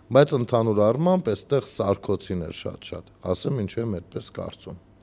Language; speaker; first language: Armenian; native; Armenian